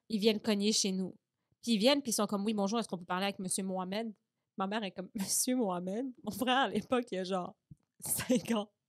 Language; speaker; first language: French; early bilingual, other home language; Arabic